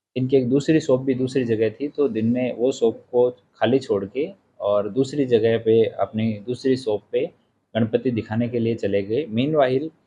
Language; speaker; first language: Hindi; non-native, local second language; Gujarati